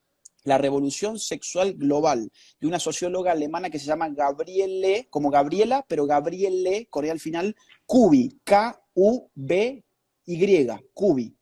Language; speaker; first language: Spanish; native; Spanish